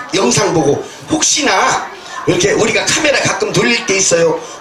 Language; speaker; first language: Korean; native; Korean